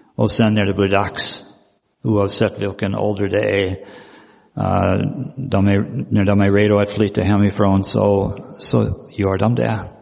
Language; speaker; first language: Swedish; non-native, fluent; English